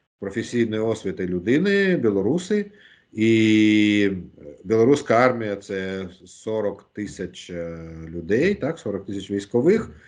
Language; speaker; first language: Ukrainian; non-native, local second language; Russian